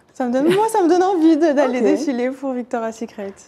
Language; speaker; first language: French; native; French